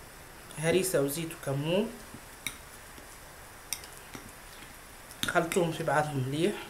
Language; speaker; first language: Arabic; native; Arabic